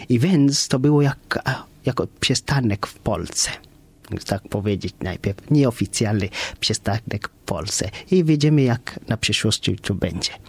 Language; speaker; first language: Polish; non-native, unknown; Kikuyu